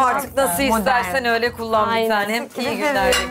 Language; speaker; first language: Turkish; native; Turkish